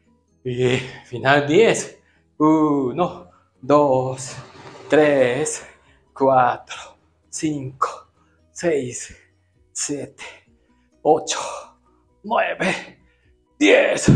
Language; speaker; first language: Spanish; non-native, learner; Japanese